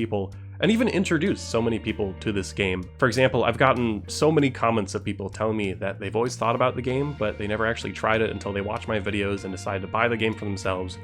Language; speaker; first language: English; native; English